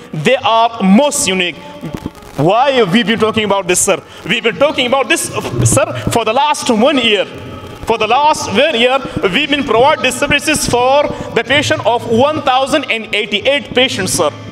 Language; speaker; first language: English; non-native, local second language; Pashto